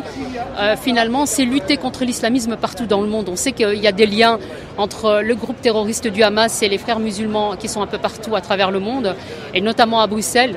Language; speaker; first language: French; native; French